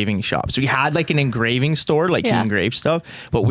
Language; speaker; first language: English; native; English